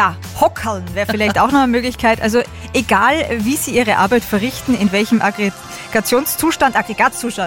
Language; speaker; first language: German; native; German